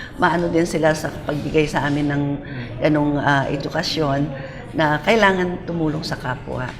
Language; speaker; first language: Filipino; non-native, local second language; Pampanga